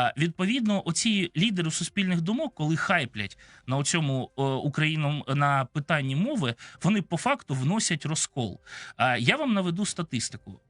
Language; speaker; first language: Ukrainian; non-native, local second language; Russian